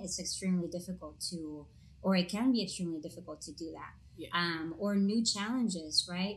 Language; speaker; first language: English; non-native, fluent; Spanish